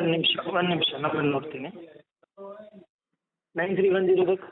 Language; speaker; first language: Kannada; non-native, fluent; Hindi